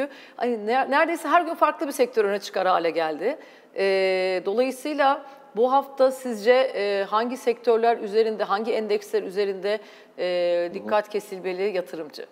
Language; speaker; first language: Turkish; native; Turkish